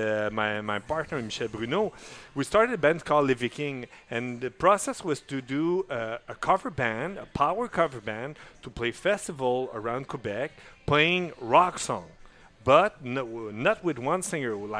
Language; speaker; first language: English; non-native, fluent; French